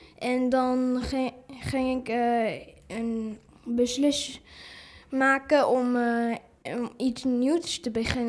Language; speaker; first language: Dutch; early bilingual, other home language; English